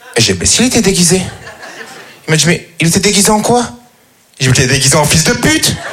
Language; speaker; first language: French; native; French